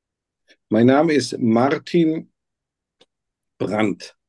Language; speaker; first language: German; non-native, fluent; Turkish